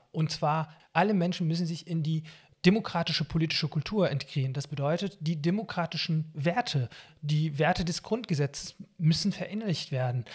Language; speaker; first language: German; non-native, fluent; Arabic